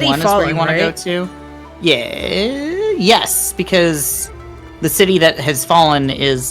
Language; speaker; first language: English; native; English